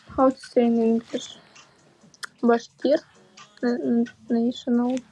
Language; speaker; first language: English; non-native, learner; Russian